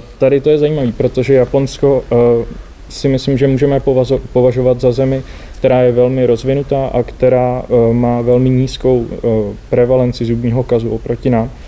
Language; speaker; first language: Czech; native; Czech